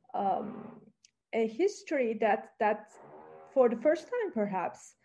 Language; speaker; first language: English; non-native, fluent; Turkish